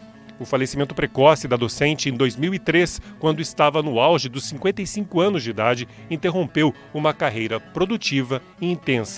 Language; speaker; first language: Portuguese; native; Portuguese